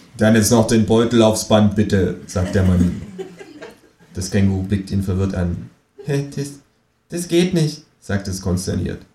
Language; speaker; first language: German; native; German